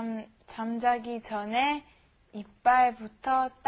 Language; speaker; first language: Korean; non-native, learner; Italian